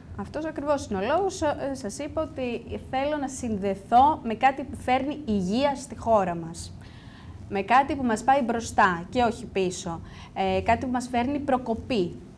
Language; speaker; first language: Greek; native; Greek